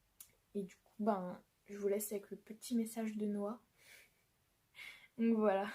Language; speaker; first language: French; native; French